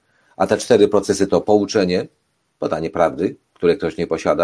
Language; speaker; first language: Polish; native; Polish